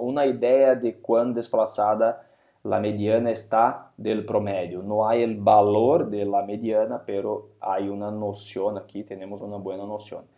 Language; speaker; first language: Spanish; non-native, fluent; Portuguese